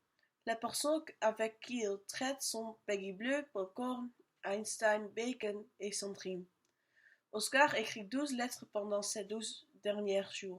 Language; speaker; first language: French; non-native, learner; Dutch